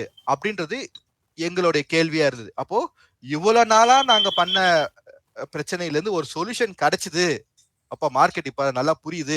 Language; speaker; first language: Tamil; native; Tamil